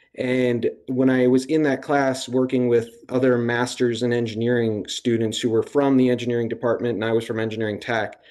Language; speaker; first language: English; native; English